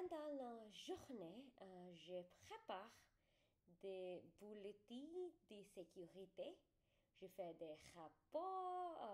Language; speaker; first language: French; non-native, learner; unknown